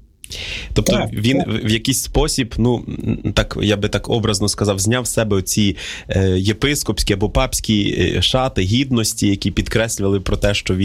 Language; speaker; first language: Ukrainian; native; Ukrainian